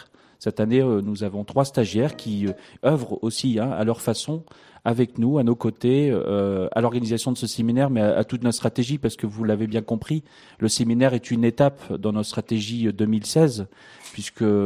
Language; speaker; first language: French; native; French